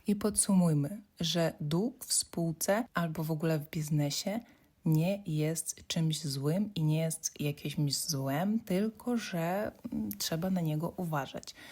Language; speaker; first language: Polish; non-native, fluent; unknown